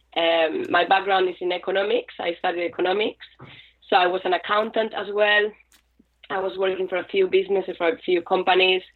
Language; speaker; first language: English; non-native, fluent; Spanish